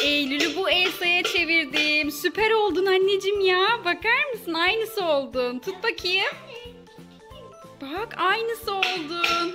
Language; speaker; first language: Turkish; native; Turkish